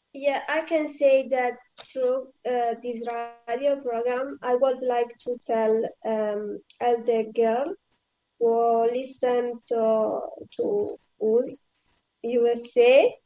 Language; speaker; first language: English; non-native, learner; Italian